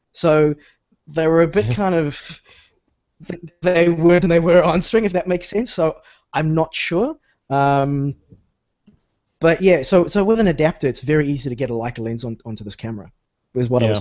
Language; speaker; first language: English; native; English